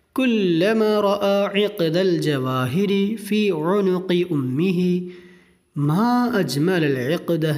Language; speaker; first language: Arabic; non-native, fluent; Malayalam